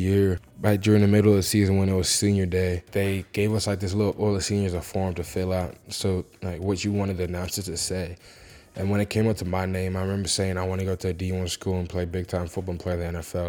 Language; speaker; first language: English; native; English